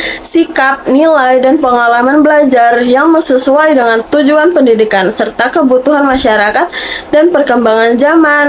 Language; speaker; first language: Indonesian; native; Indonesian